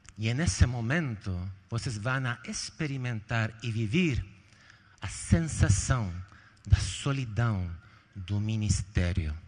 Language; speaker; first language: Portuguese; non-native, fluent; Spanish